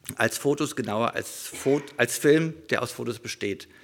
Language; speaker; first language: German; native; German